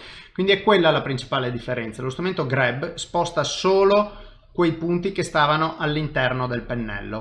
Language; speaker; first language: Italian; native; Italian